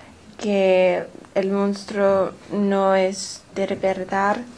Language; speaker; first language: Spanish; non-native, learner; English